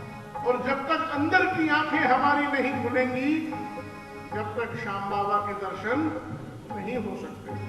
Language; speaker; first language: Hindi; native; Hindi